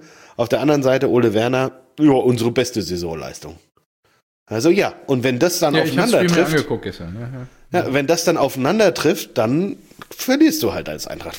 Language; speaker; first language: German; native; German